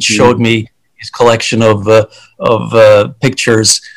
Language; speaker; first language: English; early bilingual, other home language; Hungarian